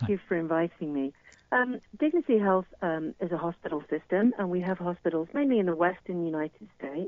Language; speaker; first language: English; native; English